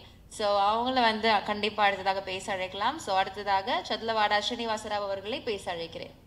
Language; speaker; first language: Tamil; native; Tamil